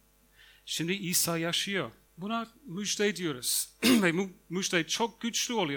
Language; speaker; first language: Turkish; non-native, fluent; English